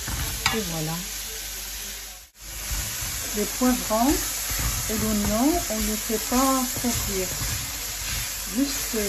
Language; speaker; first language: French; non-native, fluent; Arabic